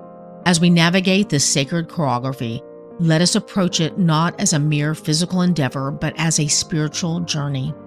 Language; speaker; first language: English; native; English